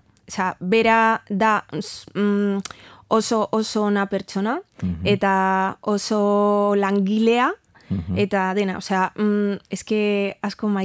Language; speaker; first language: Basque; non-native, learner; Spanish